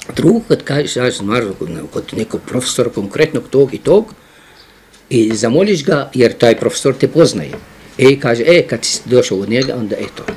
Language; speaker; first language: Croatian; non-native, fluent; Arabic